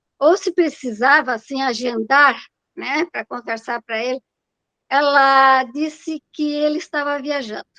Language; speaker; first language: Portuguese; native; Portuguese